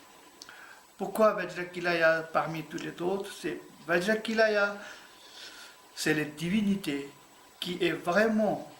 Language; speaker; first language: French; non-native, learner; Tibetan